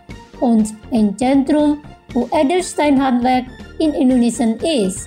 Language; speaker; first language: German; non-native, fluent; Indonesian